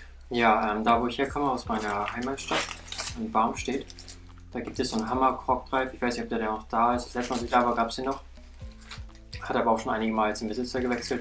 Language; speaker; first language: German; native; German